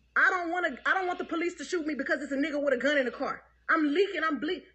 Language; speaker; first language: English; native; English